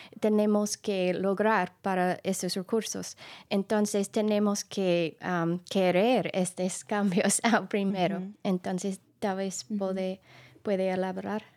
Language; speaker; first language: Spanish; non-native, learner; English